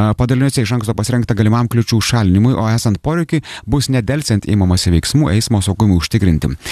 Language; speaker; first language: Lithuanian; native; Lithuanian